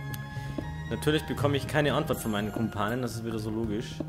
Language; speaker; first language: German; native; German